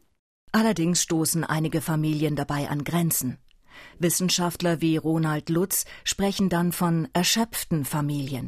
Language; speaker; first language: German; native; German